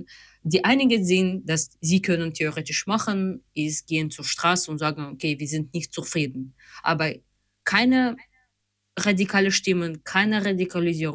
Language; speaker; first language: German; non-native, fluent; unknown